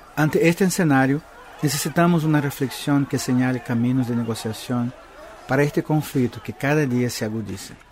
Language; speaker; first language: Spanish; non-native, learner; Portuguese